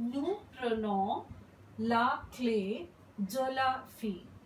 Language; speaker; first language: French; non-native, fluent; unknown